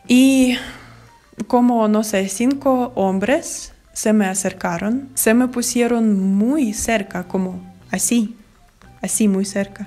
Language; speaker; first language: Spanish; non-native, fluent; Ukrainian